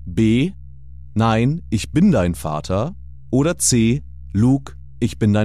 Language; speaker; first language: German; native; German